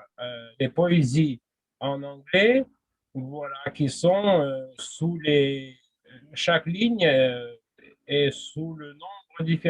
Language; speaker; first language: French; non-native, fluent; Russian